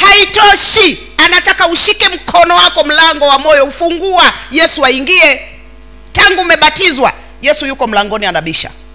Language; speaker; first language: Swahili; native; Swahili